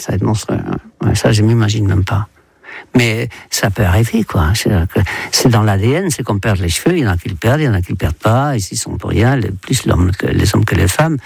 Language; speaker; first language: French; non-native, fluent; Dutch